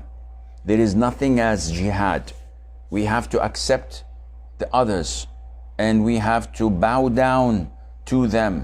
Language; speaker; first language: English; non-native, fluent; Arabic